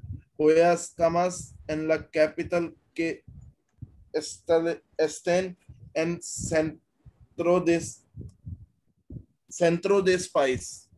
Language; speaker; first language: Spanish; non-native, learner; Hindi